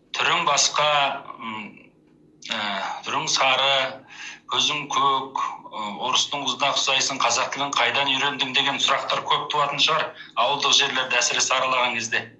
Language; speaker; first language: Kazakh; native; Kazakh